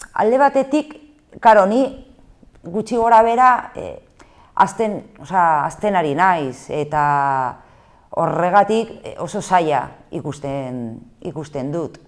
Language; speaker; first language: Basque; non-native, local second language; Spanish